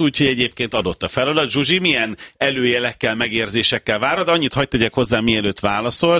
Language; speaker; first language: Hungarian; native; Hungarian